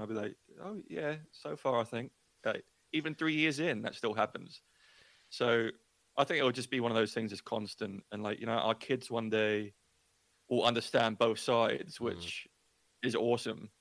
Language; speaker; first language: English; native; English